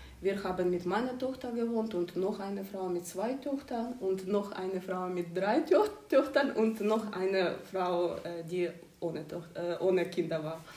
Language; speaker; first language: German; non-native, learner; Ukrainian